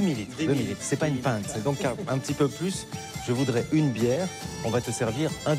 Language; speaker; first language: French; native; French